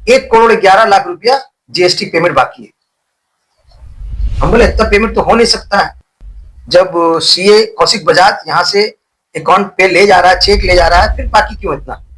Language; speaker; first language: Hindi; non-native, local second language; Bangla